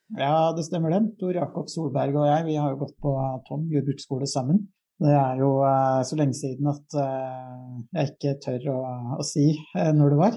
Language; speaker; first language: Norwegian; native; Norwegian